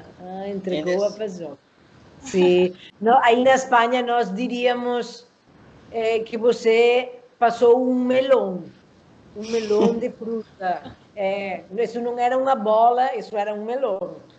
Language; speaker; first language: Portuguese; non-native, learner; Spanish